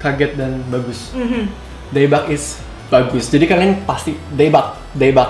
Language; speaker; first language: Indonesian; native; Indonesian